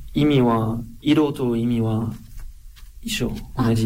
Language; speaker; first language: Japanese; non-native, learner; French